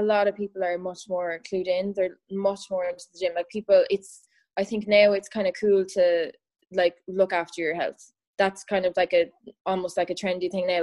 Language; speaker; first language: English; native; English